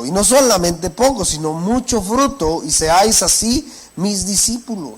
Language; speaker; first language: Spanish; native; Spanish